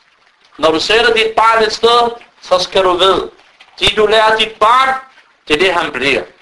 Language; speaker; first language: Danish; non-native, fluent; Arabic